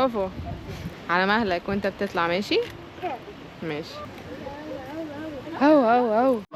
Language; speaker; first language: Arabic; native; Arabic